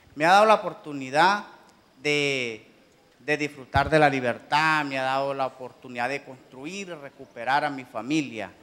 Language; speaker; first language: Spanish; native; Spanish